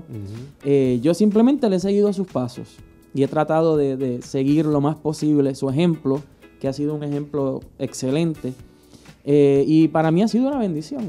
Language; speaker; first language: Spanish; native; Spanish